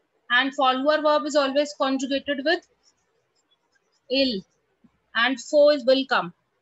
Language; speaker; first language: English; non-native, local second language; Hindi